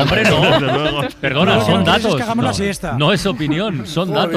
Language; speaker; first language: Spanish; native; Spanish